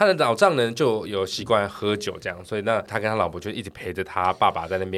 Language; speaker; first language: Chinese; native; Chinese